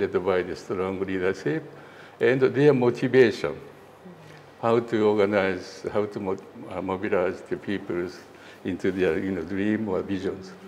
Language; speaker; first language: English; non-native, learner; Japanese